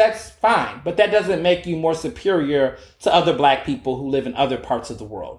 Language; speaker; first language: English; native; English